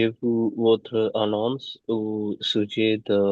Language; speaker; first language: French; non-native, learner; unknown